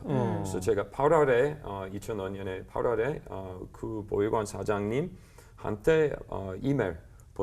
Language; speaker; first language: Korean; non-native, learner; English